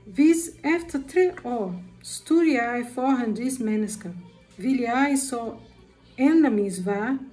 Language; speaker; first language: Danish; non-native, learner; Portuguese